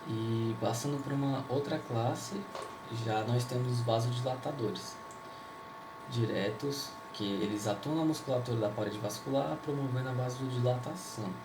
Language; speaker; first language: Portuguese; native; Portuguese